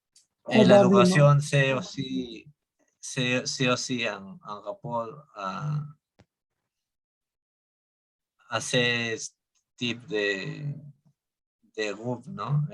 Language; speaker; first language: French; non-native, learner; Spanish